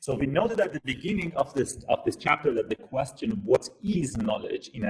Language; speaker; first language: English; non-native, fluent; Persian